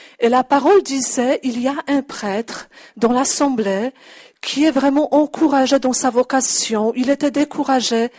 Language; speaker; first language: French; non-native, fluent; Polish